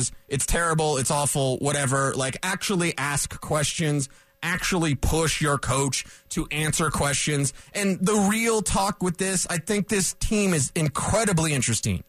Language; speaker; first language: English; native; English